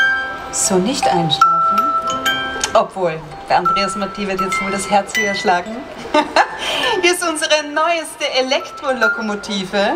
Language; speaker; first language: German; native; German